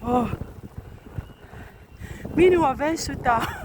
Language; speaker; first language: Finnish; non-native, learner; Burmese